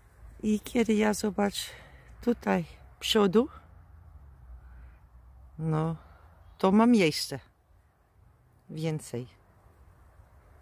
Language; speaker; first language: Polish; non-native, learner; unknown